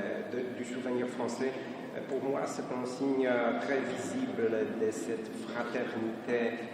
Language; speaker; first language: French; non-native, fluent; Polish